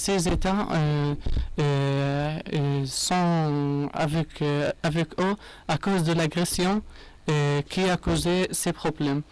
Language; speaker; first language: French; non-native, learner; Arabic